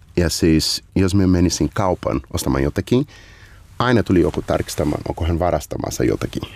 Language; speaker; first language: Finnish; non-native, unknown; Portuguese